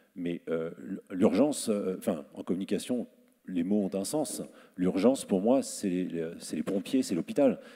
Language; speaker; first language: French; native; French